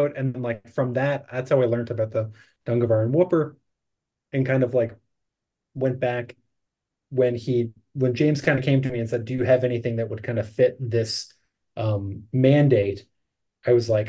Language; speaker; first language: English; native; English